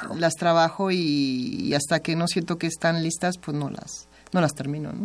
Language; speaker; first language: Spanish; native; Spanish